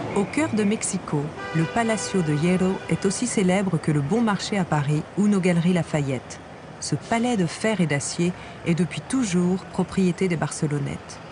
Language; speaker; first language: French; native; French